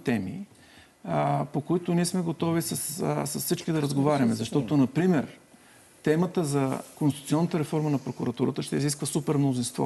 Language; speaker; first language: Bulgarian; native; Bulgarian